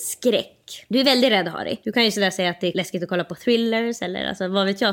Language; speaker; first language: Swedish; native; Swedish